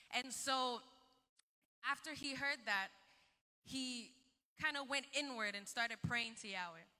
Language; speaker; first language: English; early bilingual, other home language; Spanish